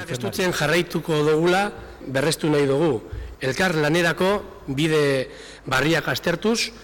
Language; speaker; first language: Basque; native; Basque